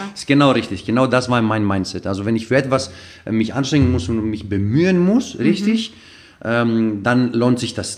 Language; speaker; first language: German; non-native, fluent; Greek